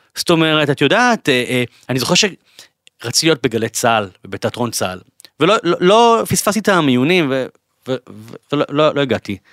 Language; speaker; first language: Hebrew; native; Hebrew